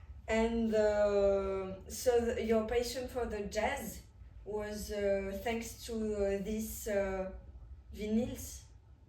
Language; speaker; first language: English; non-native, fluent; French